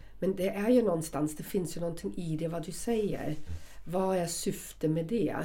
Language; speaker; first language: Swedish; non-native, fluent; German